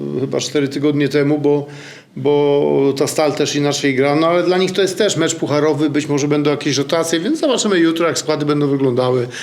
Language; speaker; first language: Polish; native; Polish